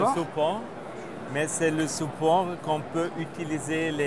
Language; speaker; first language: French; non-native, fluent; German